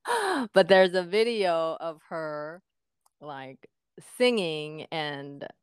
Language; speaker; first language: English; non-native, fluent; Japanese